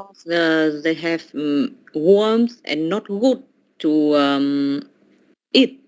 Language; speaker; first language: English; non-native, learner; Vietnamese